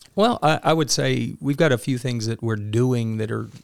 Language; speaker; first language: English; native; English